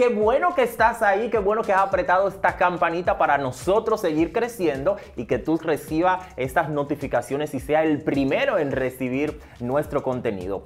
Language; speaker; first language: Spanish; native; Spanish